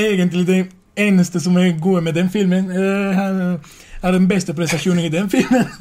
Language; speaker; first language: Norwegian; non-native, learner; Swedish